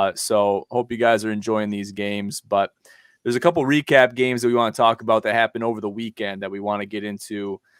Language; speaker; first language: English; native; English